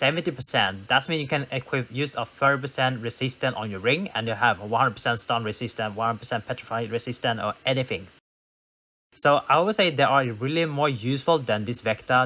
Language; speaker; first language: English; non-native, fluent; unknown